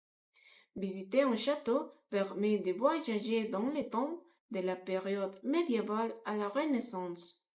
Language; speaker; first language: French; non-native, learner; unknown